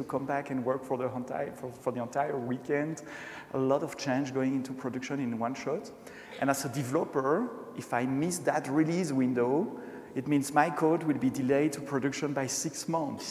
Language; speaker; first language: English; non-native, fluent; French